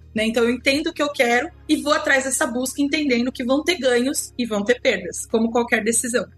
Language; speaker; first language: Portuguese; native; Portuguese